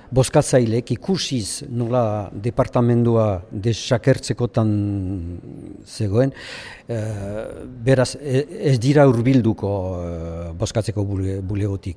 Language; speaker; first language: Basque; native; Basque